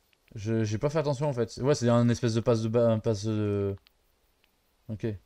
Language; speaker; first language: French; native; French